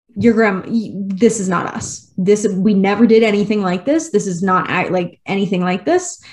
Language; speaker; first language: English; native; English